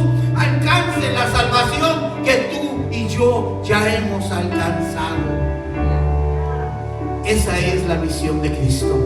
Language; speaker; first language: Spanish; native; Spanish